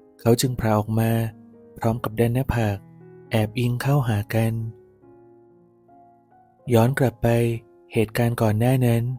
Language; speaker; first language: Thai; native; Thai